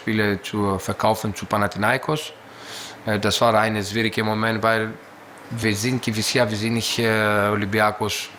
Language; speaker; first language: German; non-native, learner; Greek